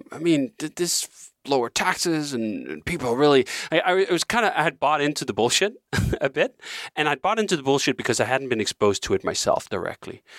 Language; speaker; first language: English; non-native, fluent; Danish